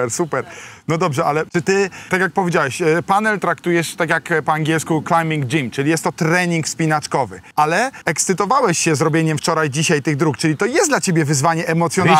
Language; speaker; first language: Polish; native; Polish